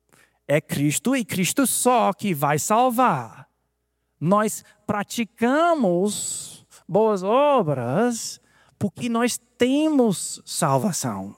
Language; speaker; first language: Portuguese; non-native, fluent; English